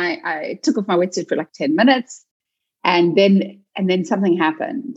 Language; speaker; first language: English; native; English